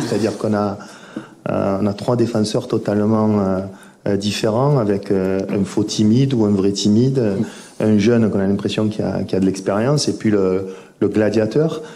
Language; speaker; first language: French; native; French